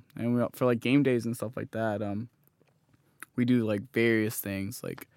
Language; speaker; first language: English; native; English